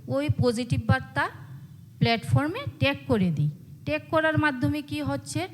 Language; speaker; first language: Bangla; native; Bangla